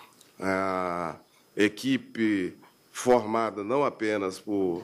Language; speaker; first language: Portuguese; native; Portuguese